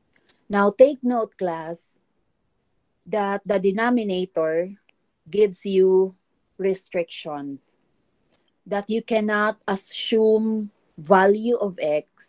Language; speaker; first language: English; non-native, local second language; Filipino